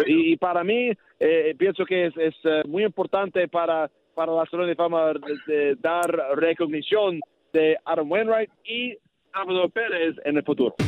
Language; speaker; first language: Spanish; non-native, learner; English